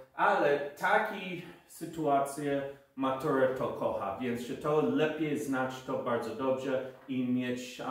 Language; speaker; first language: Polish; non-native, learner; English